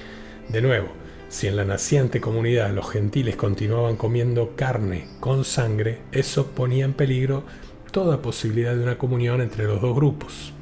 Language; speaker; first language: Spanish; native; Spanish